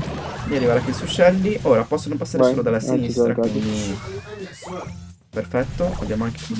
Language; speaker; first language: Italian; native; Italian